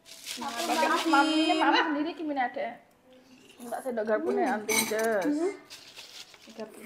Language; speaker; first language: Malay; non-native, local second language; Javanese